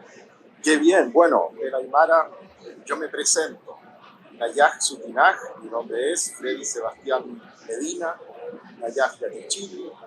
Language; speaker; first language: Spanish; native; Spanish